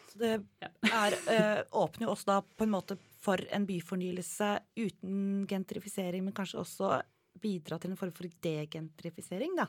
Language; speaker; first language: Norwegian; native; Norwegian